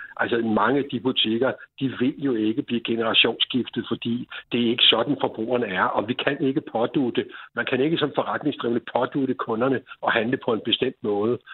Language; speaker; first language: Danish; native; Danish